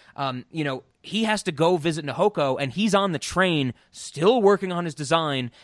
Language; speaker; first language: English; native; English